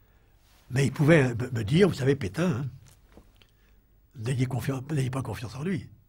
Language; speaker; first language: French; native; French